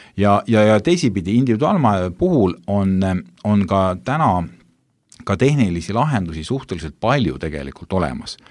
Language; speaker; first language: Estonian; native; Estonian